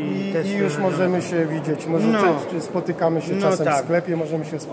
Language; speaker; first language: Polish; native; Polish